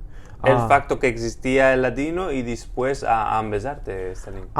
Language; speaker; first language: Spanish; non-native, fluent; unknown